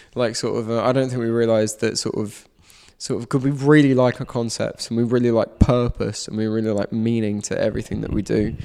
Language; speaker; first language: English; native; English